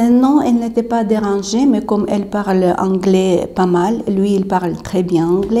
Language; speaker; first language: French; non-native, fluent; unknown